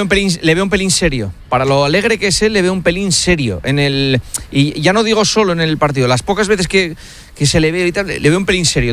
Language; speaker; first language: Spanish; native; Spanish